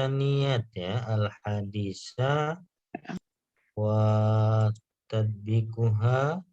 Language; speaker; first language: Arabic; non-native, fluent; Indonesian